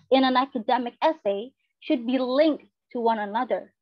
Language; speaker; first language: English; non-native, fluent; Indonesian